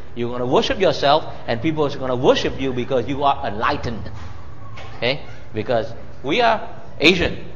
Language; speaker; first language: English; non-native, fluent; Vietnamese